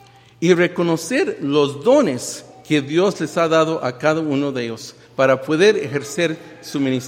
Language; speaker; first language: Spanish; early bilingual, heritage; Spanish